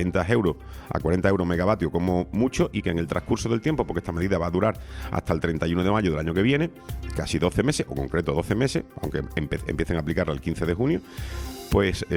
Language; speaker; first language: Spanish; native; Spanish